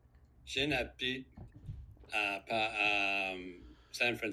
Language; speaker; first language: French; non-native, learner; English